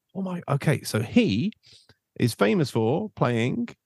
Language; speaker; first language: English; native; English